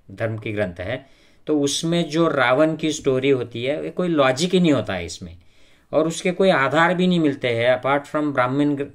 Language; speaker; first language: Hindi; non-native, local second language; Marathi